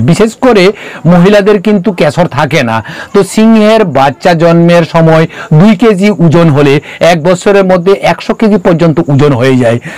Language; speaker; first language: Bangla; non-native, local second language; Kok Borok